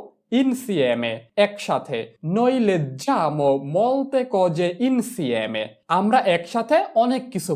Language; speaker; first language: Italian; non-native, fluent; Bangla